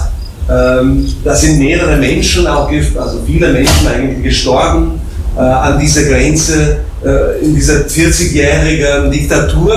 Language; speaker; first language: German; non-native, fluent; Slovak